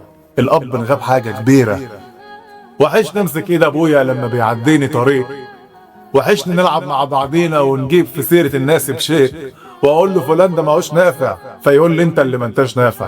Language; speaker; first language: Arabic; native; Arabic